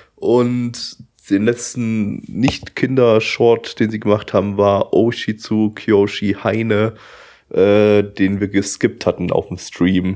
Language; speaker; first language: German; early bilingual, other home language; Russian